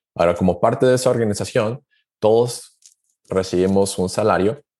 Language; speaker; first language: Spanish; native; Spanish